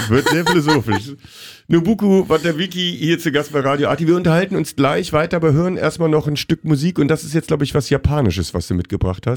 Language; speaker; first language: German; native; German